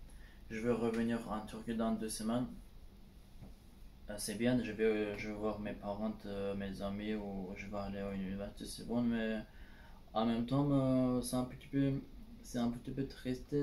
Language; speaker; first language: French; non-native, learner; Turkish